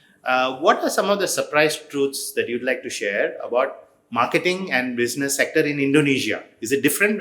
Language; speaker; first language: English; non-native, fluent; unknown